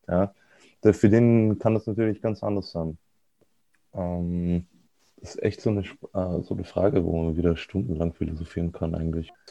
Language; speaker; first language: German; early bilingual, other home language; Arabic